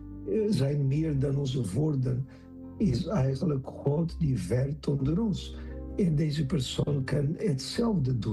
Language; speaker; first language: Dutch; non-native, fluent; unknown